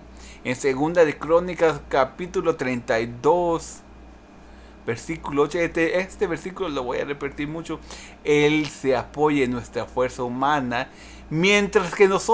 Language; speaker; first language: Spanish; early bilingual, heritage; Spanish